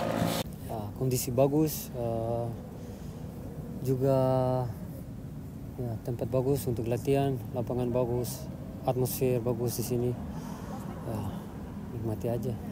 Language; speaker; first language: Indonesian; non-native, fluent; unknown